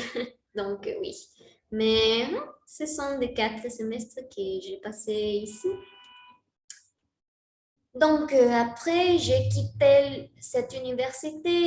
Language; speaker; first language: French; non-native, learner; Spanish